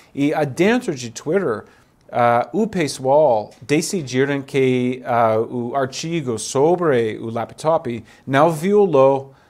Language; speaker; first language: Portuguese; non-native, fluent; English